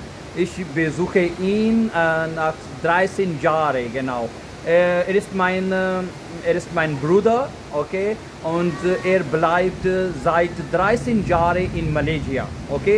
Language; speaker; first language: German; non-native, learner; Urdu